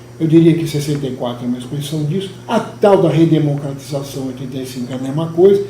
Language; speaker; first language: Portuguese; native; Portuguese